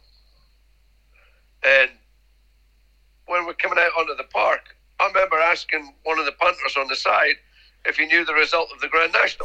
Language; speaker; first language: English; native; English